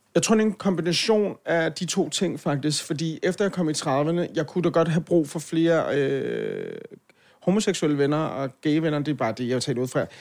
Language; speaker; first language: Danish; native; Danish